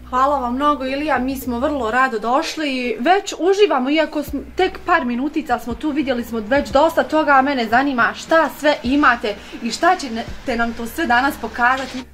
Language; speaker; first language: Bosnian; native; Bosnian